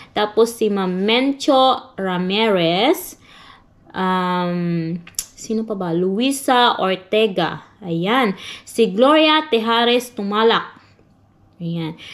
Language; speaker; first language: Filipino; non-native, local second language; Cebuano